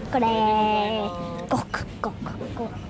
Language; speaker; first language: Japanese; early bilingual, heritage; Japanese